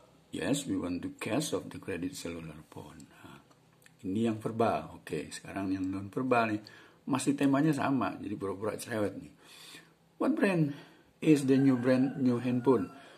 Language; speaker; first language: English; non-native, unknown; Indonesian